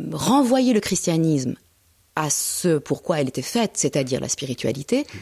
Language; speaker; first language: French; early bilingual, other home language; Persian